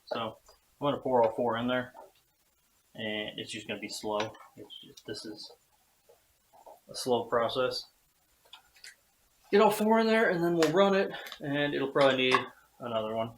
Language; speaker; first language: English; native; English